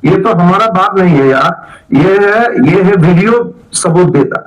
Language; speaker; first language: Hindi; non-native, learner; Bangla